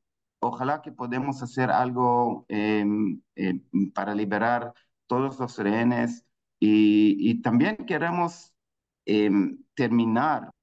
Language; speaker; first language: Spanish; non-native, fluent; Hebrew